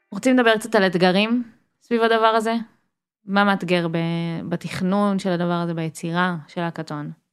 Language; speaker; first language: Hebrew; native; Hebrew